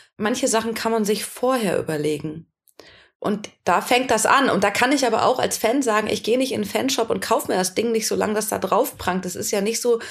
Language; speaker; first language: German; native; German